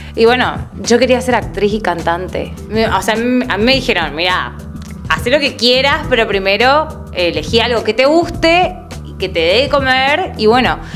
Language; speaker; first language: Spanish; native; Spanish